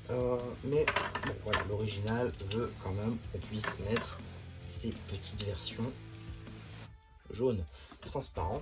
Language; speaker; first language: French; native; French